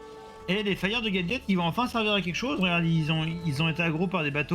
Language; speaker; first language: French; native; French